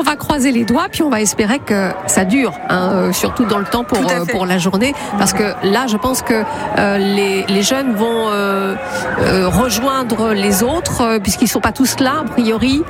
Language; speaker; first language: French; native; French